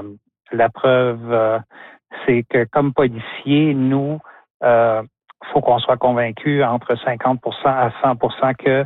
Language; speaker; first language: French; native; French